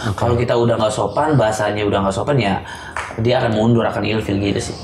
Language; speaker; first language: Indonesian; native; Indonesian